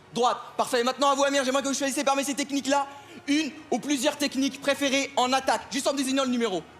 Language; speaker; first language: French; non-native, fluent; Arabic